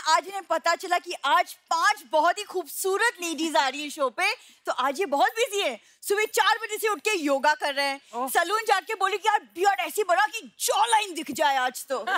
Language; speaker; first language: Hindi; native; Hindi